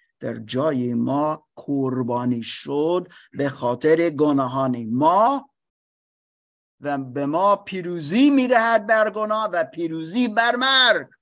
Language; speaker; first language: Persian; non-native, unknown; English